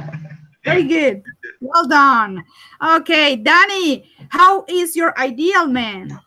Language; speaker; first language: English; non-native, fluent; Spanish